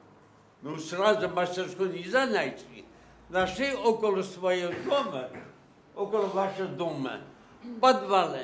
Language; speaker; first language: Russian; non-native, local second language; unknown